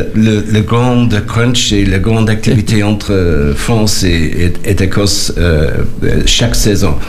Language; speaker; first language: French; non-native, learner; English